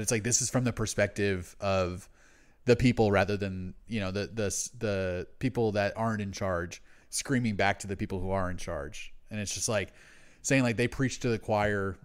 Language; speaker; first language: English; native; English